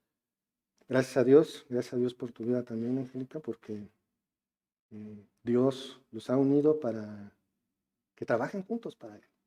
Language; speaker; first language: Spanish; native; Spanish